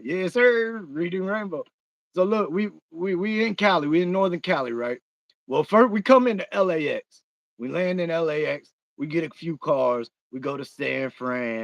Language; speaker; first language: English; native; English